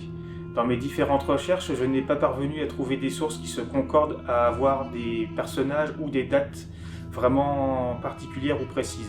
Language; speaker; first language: French; native; French